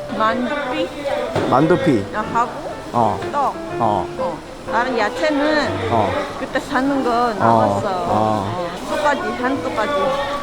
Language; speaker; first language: Korean; non-native, learner; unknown